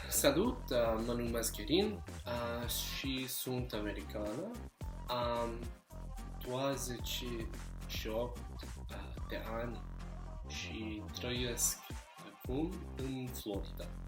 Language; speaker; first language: Romanian; non-native, learner; English